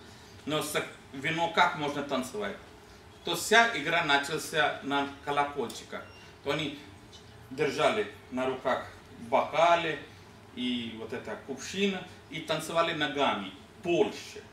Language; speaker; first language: Russian; non-native, learner; Hindi